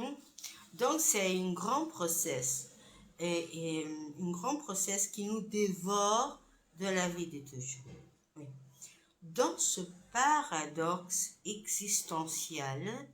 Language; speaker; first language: French; non-native, fluent; Italian